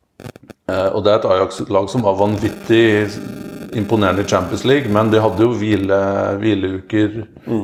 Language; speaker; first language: Norwegian; native; Norwegian